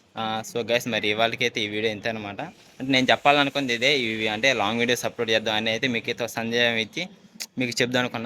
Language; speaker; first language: Telugu; native; Telugu